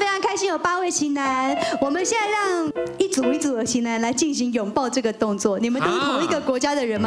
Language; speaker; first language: Chinese; native; Chinese